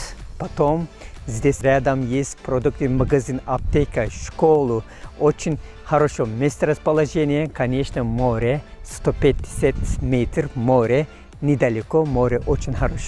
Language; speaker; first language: Russian; non-native, fluent; Turkish